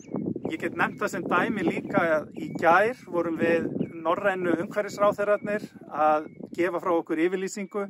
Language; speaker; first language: Icelandic; native; Icelandic